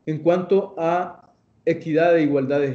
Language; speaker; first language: Spanish; native; Spanish